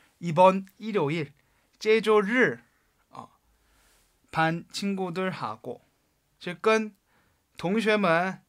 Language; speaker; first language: Korean; non-native, fluent; Chinese